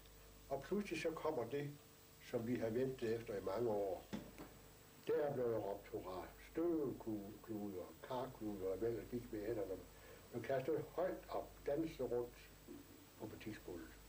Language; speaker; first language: Danish; native; Danish